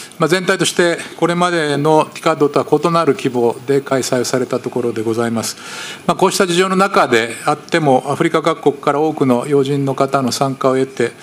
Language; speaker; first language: Japanese; native; Japanese